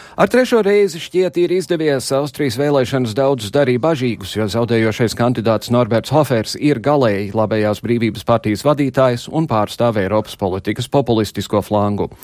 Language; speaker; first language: Latvian; early bilingual, heritage; Latvian